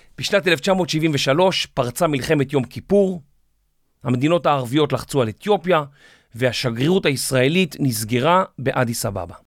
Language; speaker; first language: Hebrew; native; Hebrew